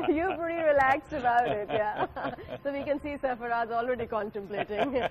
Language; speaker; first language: English; non-native, local second language; Urdu